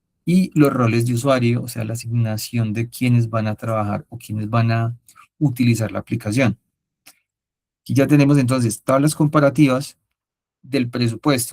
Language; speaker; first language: Spanish; native; Spanish